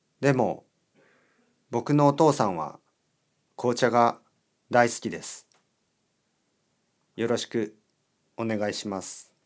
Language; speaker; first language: Japanese; non-native, learner; English